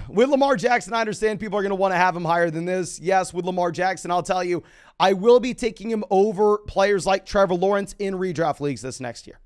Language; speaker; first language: English; native; English